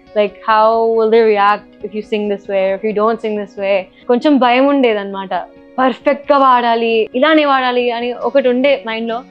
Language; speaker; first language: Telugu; early bilingual, heritage; Telugu